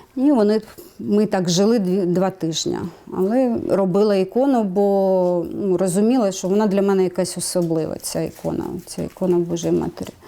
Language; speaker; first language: Ukrainian; native; Ukrainian